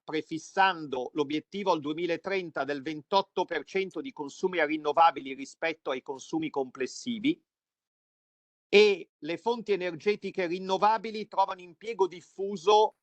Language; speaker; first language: Italian; native; Italian